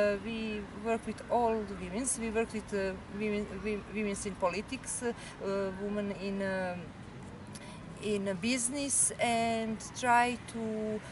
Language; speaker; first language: English; non-native, learner; Serbian